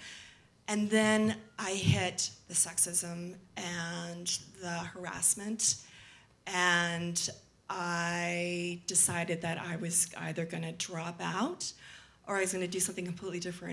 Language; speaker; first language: English; native; English